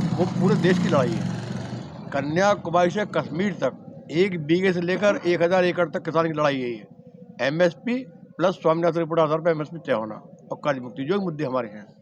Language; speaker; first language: Hindi; native; Hindi